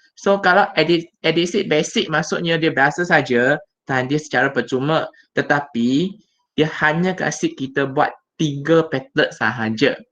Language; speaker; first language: Malay; non-native, local second language; Chinese